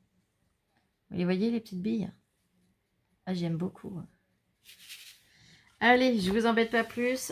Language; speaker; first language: French; native; French